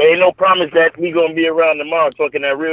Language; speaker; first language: English; native; English